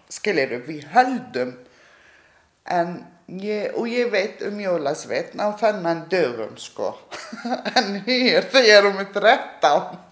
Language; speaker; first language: Icelandic; non-native, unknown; Arabic